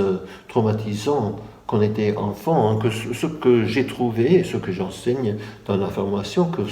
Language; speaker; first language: French; non-native, fluent; English